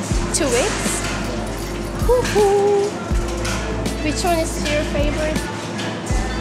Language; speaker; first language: English; non-native, learner; Korean